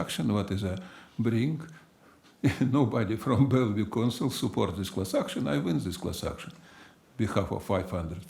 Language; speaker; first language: English; non-native, learner; German